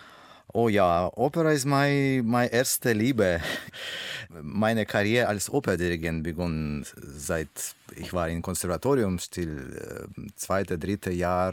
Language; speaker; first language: German; non-native, learner; Russian